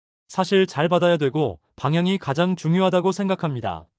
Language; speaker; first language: Korean; native; Korean